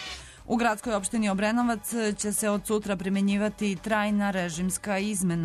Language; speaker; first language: Serbian; native; Serbian